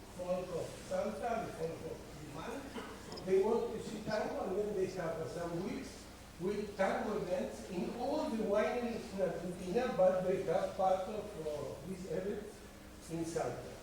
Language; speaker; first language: English; non-native, fluent; Spanish